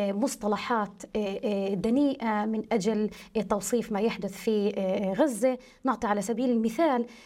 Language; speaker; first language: Arabic; early bilingual, heritage; Arabic